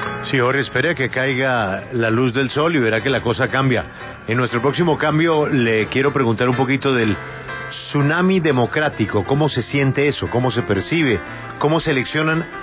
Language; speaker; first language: Spanish; native; Spanish